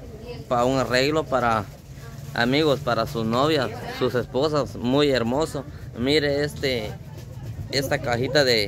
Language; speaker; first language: Spanish; native; Spanish